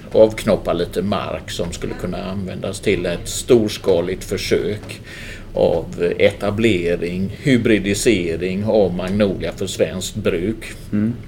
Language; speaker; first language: Swedish; native; Swedish